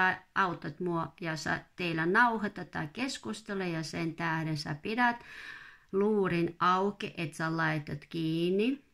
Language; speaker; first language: Finnish; non-native, fluent; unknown